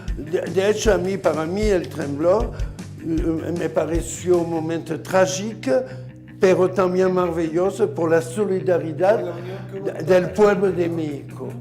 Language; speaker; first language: Spanish; non-native, fluent; French